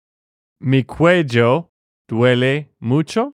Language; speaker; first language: Spanish; non-native, fluent; English